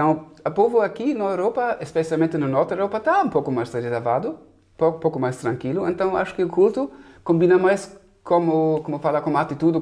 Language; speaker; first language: Portuguese; non-native, fluent; German